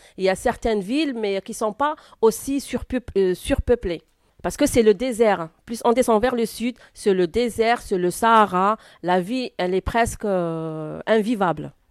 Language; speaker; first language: French; non-native, local second language; Arabic